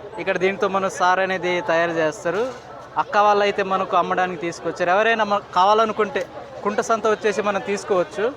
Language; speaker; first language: Telugu; non-native, local second language; Koya